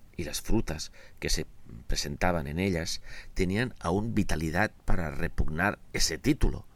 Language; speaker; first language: Spanish; non-native, local second language; Catalan